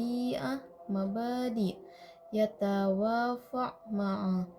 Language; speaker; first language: Arabic; non-native, learner; Indonesian